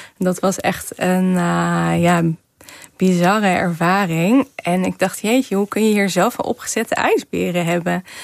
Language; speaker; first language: Dutch; non-native, fluent; Kazakh